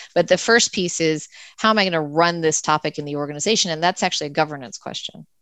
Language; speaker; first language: English; native; English